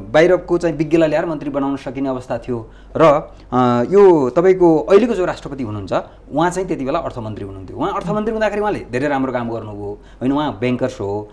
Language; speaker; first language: Nepali; native; Nepali